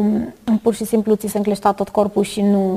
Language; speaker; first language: Romanian; native; Romanian